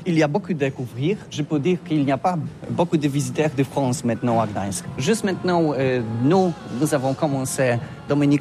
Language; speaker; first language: French; non-native, learner; Polish